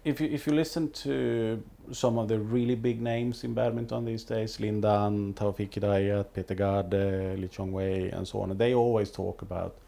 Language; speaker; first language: English; non-native, fluent; Swedish